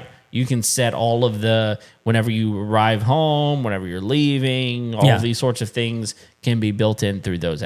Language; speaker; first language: English; native; English